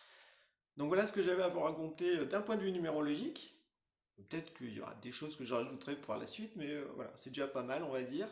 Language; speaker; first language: French; native; French